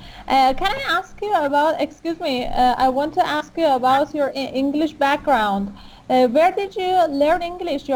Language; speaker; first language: English; non-native, fluent; Persian